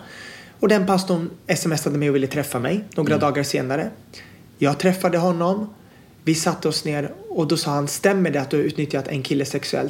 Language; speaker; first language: Swedish; native; Swedish